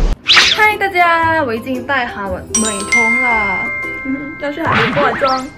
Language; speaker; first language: Chinese; non-native, fluent; Thai